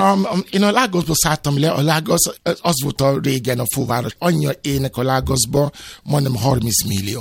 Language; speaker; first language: Hungarian; non-native, fluent; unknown